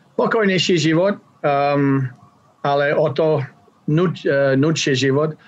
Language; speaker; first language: Slovak; non-native, fluent; English